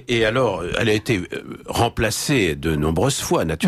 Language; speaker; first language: French; native; French